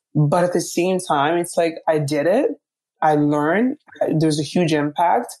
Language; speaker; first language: English; early bilingual, other home language; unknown